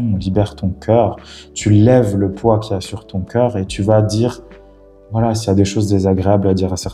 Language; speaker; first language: French; native; French